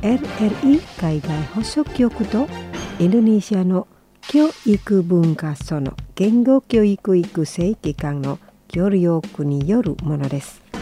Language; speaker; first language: Japanese; non-native, fluent; Indonesian